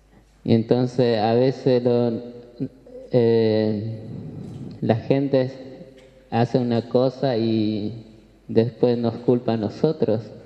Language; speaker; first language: Spanish; non-native, local second language; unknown